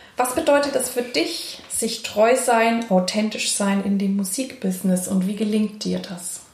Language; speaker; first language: German; native; German